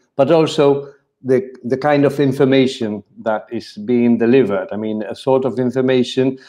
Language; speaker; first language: English; non-native, fluent; Spanish